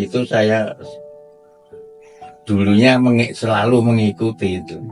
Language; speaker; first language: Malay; non-native, local second language; Javanese